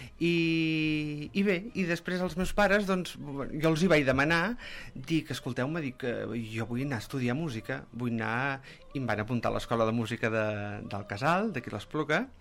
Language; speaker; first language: Catalan; native; Catalan